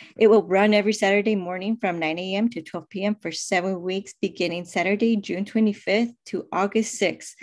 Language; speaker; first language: English; native; English